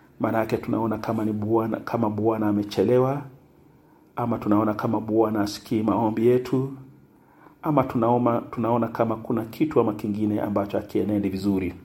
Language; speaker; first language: Swahili; non-native, local second language; Luyia